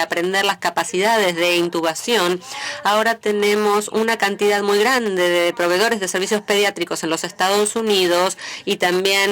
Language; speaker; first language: Spanish; native; Spanish